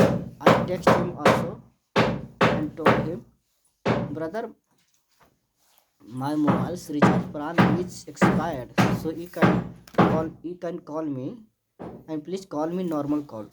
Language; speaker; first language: English; non-native, learner; Hindi